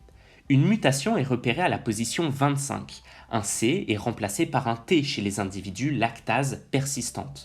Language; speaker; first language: French; native; French